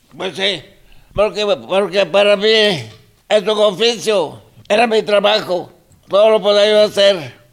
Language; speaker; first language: Spanish; non-native, local second language; Zapotec